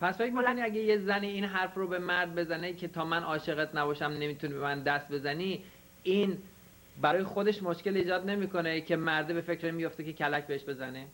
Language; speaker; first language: Persian; native; Persian